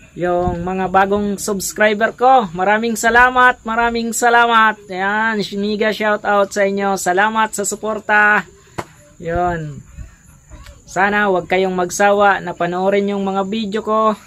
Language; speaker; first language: Filipino; non-native, local second language; Bikol